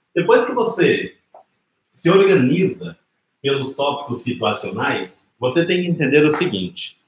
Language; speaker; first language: Portuguese; native; Portuguese